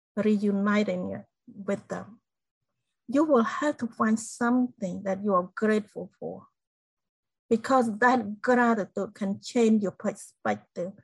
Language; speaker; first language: English; non-native, fluent; Khmer